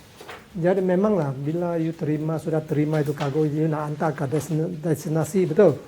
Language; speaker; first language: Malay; non-native, local second language; Cantonese